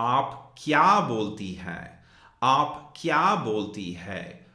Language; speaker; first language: Hindi; non-native, fluent; English